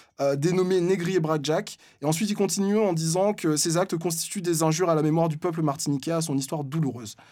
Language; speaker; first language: French; native; French